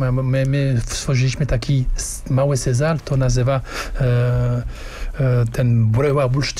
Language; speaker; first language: Polish; non-native, learner; French